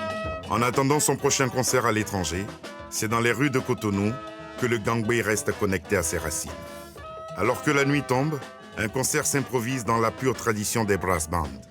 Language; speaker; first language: French; native; French